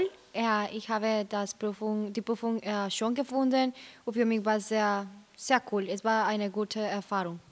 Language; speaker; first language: German; non-native, learner; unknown